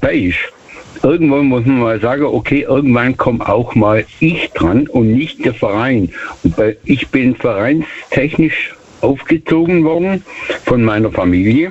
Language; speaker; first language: German; native; German